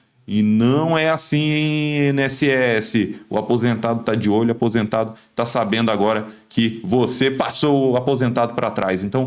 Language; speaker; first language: Portuguese; native; Portuguese